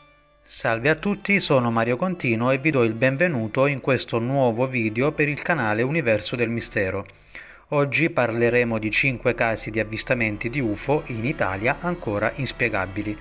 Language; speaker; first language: Italian; native; Italian